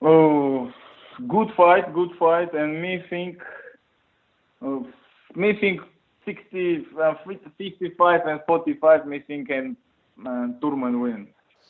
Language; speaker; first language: English; non-native, learner; Russian